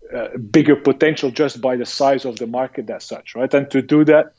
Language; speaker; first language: English; non-native, fluent; Dutch